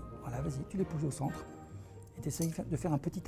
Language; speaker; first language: French; native; French